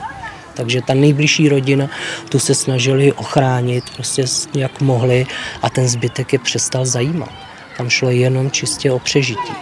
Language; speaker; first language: Czech; native; Czech